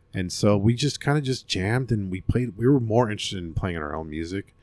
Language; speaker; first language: English; early bilingual, other home language; Hindi